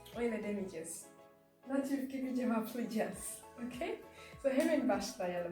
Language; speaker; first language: Turkish; non-native, fluent; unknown